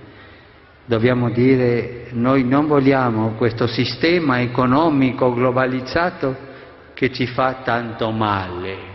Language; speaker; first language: Italian; non-native, fluent; Spanish